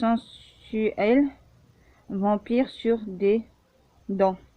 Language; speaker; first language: French; native; French